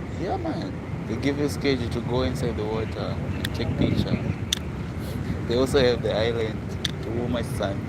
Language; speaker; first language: English; non-native, local second language; Shona